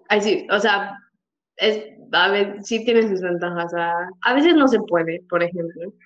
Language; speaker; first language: Spanish; native; Spanish